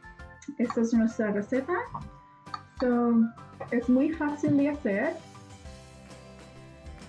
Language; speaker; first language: Spanish; early bilingual, other home language; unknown